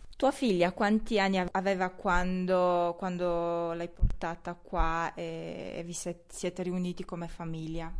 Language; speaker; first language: Italian; native; Italian